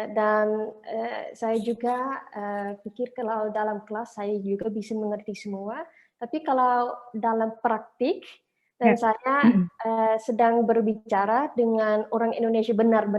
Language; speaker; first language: Indonesian; non-native, learner; Dutch